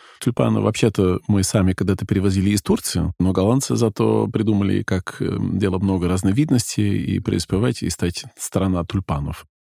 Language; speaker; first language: Russian; non-native, fluent; Dutch